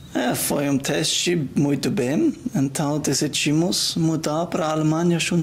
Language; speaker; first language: Portuguese; non-native, learner; German